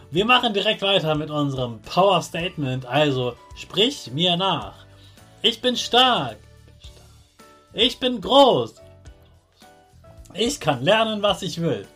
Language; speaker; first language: German; native; German